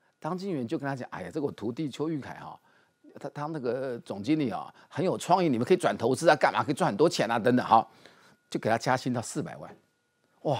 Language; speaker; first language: Chinese; native; Chinese